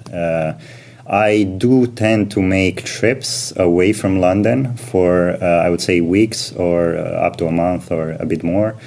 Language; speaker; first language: English; non-native, fluent; Romanian